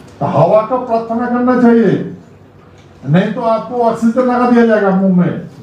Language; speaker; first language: Hindi; non-native, local second language; Rangpuri